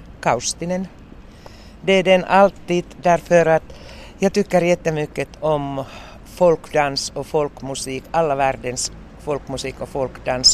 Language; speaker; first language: Swedish; non-native, local second language; Finnish